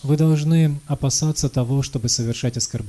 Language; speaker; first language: Russian; native; Russian